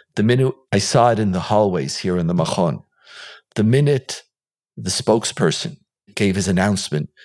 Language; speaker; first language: English; non-native, fluent; Hebrew